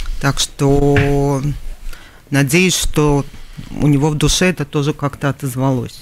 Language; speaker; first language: Russian; native; Russian